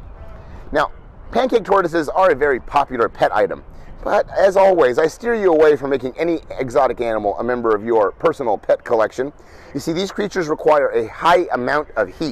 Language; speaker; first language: English; native; English